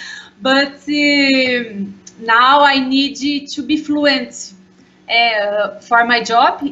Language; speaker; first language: English; non-native, learner; Portuguese